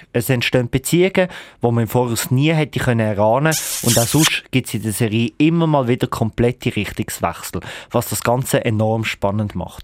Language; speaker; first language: German; native; German